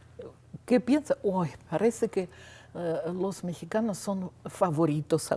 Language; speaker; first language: Spanish; non-native, fluent; Russian